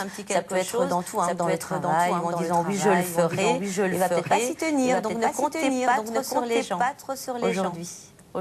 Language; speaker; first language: French; native; French